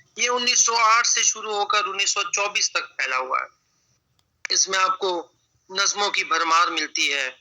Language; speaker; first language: Urdu; native; Urdu